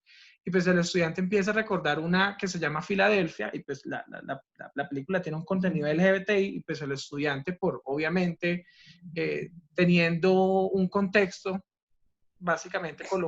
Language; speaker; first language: Spanish; native; Spanish